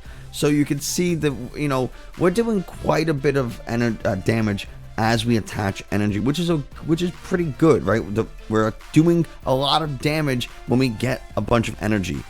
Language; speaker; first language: English; native; English